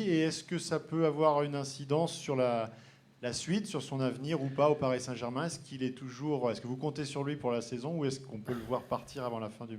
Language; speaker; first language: French; native; French